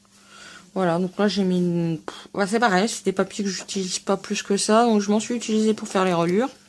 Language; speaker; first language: French; native; French